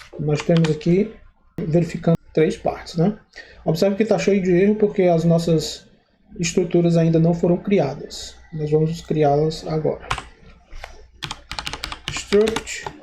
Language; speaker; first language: Portuguese; native; Portuguese